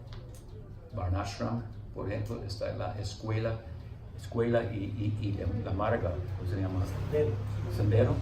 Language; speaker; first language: Spanish; non-native, learner; English